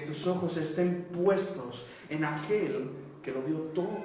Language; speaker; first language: Spanish; native; Spanish